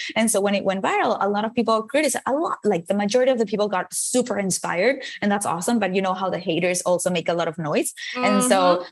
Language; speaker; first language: English; non-native, fluent; Spanish